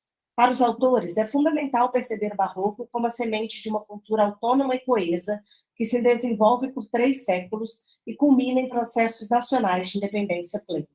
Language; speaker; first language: Portuguese; native; Portuguese